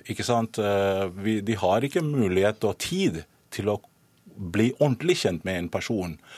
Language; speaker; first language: Norwegian; non-native, fluent; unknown